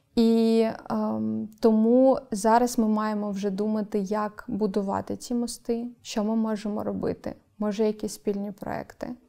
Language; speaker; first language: Ukrainian; non-native, local second language; Crimean Tatar